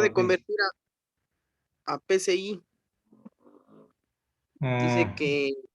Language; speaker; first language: Spanish; native; Spanish